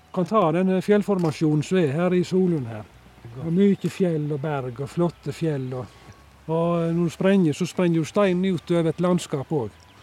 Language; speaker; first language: Norwegian; native; Norwegian